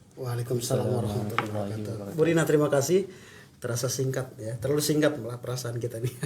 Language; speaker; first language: Indonesian; native; Indonesian